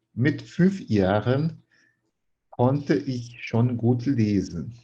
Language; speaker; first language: German; non-native, fluent; Portuguese